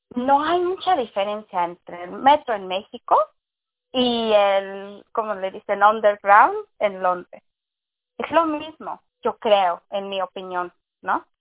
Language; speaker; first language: Spanish; early bilingual, heritage; English